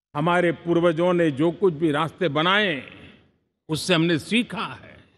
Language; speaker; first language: Hindi; non-native, local second language; Gujarati